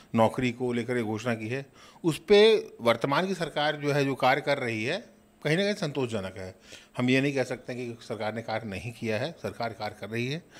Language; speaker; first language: Hindi; native; Hindi